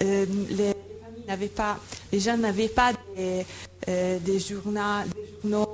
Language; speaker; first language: French; non-native, fluent; Italian